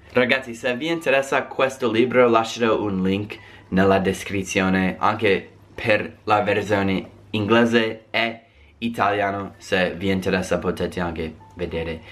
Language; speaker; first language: Italian; non-native, fluent; English